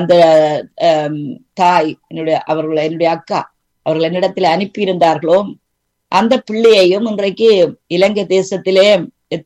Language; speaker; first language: Tamil; native; Tamil